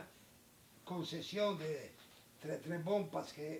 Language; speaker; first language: French; non-native, learner; Spanish